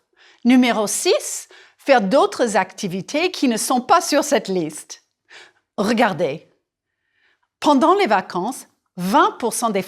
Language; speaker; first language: French; non-native, fluent; English